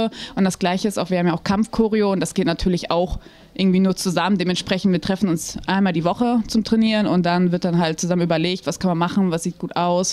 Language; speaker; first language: German; native; German